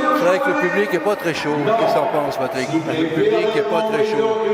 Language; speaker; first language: French; native; French